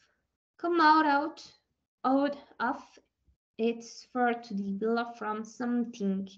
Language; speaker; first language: English; non-native, learner; Spanish